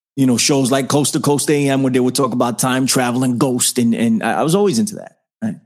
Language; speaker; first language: English; native; English